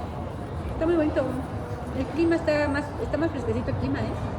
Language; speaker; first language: Spanish; native; Spanish